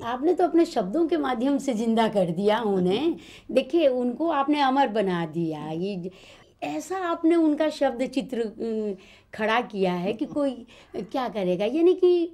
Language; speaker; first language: Hindi; native; Hindi